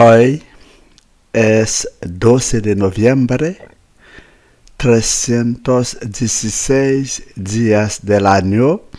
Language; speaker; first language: Spanish; non-native, fluent; Haitian Creole